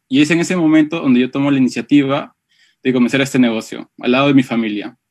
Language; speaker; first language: Spanish; native; Spanish